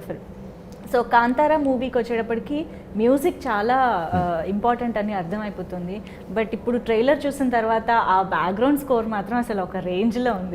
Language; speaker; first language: Telugu; native; Telugu